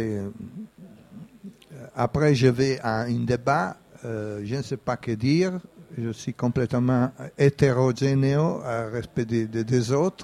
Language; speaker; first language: French; non-native, fluent; Italian